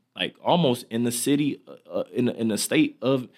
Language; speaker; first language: English; native; English